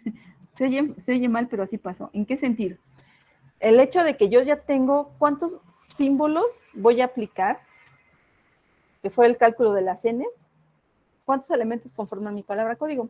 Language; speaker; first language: Spanish; native; Spanish